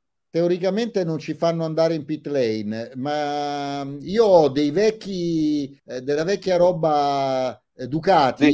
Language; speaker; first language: Italian; native; Italian